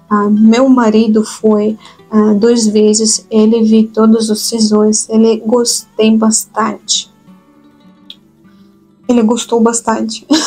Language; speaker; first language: Portuguese; non-native, fluent; Russian